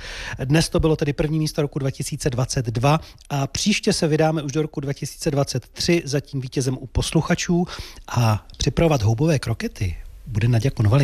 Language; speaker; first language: Czech; native; Czech